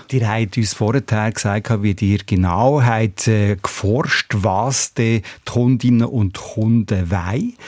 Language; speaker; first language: German; native; German